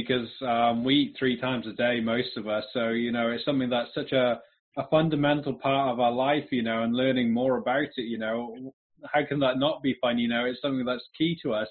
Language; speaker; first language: English; native; English